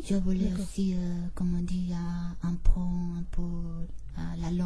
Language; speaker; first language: French; non-native, learner; Spanish